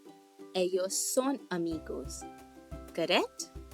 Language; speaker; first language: Spanish; non-native, fluent; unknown